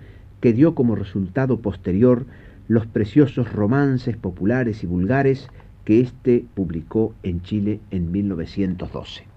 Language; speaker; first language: Spanish; native; Spanish